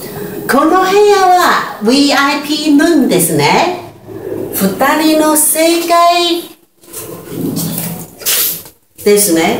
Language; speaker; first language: Japanese; non-native, learner; Chinese